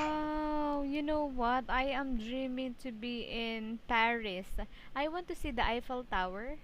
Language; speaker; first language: English; non-native, fluent; Filipino